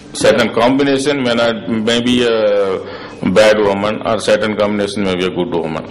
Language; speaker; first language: Tamil; native; Tamil